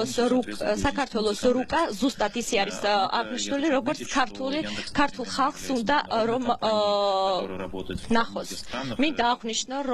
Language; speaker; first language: Georgian; non-native, local second language; Russian